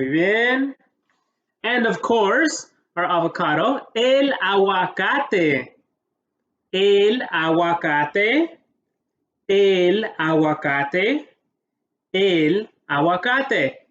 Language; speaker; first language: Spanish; early bilingual, heritage; English